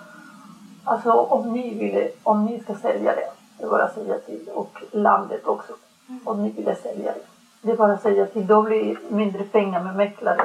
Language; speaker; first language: Swedish; non-native, fluent; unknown